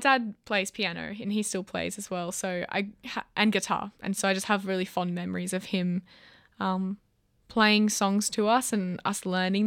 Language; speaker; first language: English; native; English